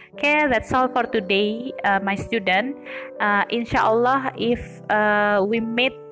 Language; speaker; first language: English; non-native, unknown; Indonesian